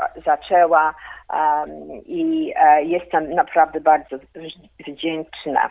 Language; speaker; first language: Polish; early bilingual, heritage; Polish